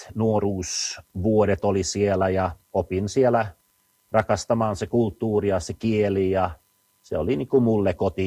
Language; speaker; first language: Finnish; non-native, fluent; Swedish